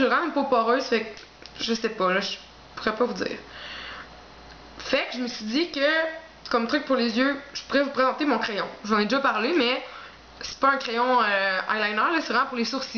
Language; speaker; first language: French; native; French